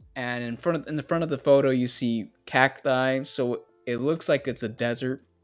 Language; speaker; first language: English; native; English